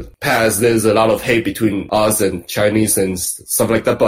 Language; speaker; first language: English; non-native, fluent; Chinese